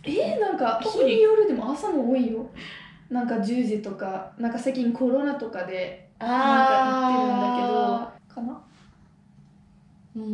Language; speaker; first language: Japanese; non-native, fluent; Italian